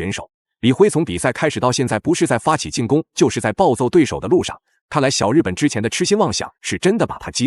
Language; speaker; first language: Chinese; native; Chinese